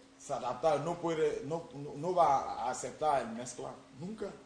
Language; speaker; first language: Spanish; non-native, learner; Mossi